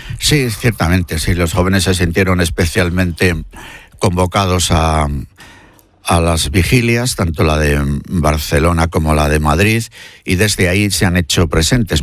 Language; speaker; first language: Spanish; native; Spanish